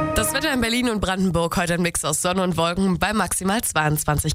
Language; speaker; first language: German; native; German